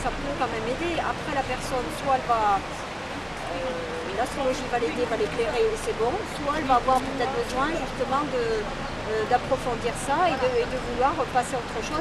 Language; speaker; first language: French; native; French